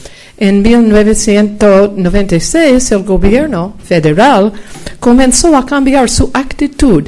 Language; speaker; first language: Spanish; non-native, fluent; English